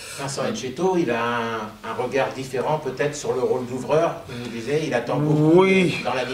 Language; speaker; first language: French; native; French